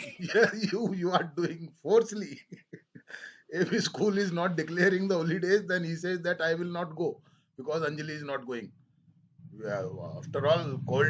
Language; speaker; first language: English; non-native, fluent; Hindi